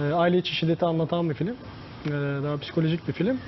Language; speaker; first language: Turkish; early bilingual, heritage; Turkish